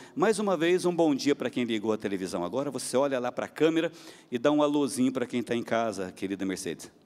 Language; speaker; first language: Portuguese; native; Portuguese